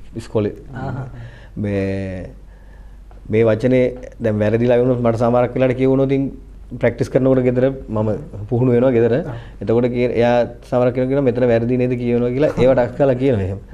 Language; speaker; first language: Sinhala; native; Sinhala